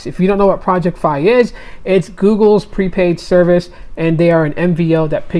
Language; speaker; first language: English; native; English